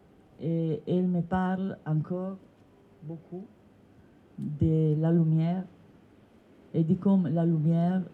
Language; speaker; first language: French; non-native, learner; Italian